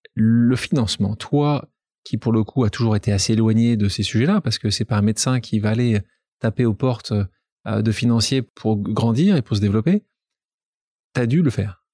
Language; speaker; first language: French; native; French